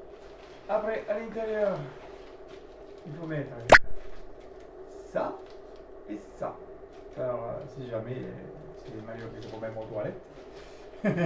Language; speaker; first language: French; non-native, learner; Italian